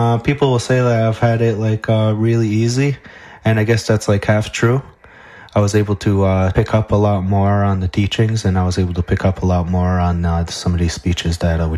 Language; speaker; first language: English; non-native, fluent; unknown